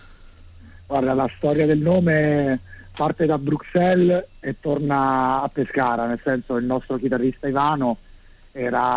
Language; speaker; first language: Italian; native; Italian